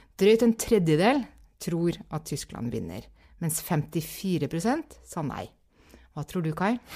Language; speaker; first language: Norwegian; native; Norwegian